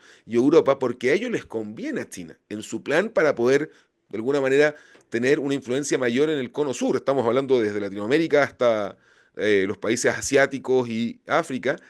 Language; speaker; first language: Spanish; native; Spanish